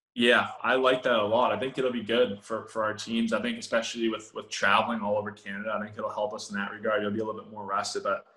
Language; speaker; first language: English; native; English